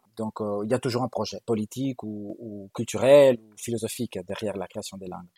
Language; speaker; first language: French; non-native, fluent; Galician